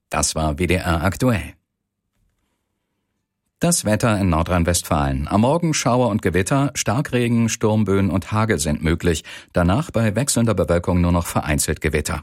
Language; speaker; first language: German; native; German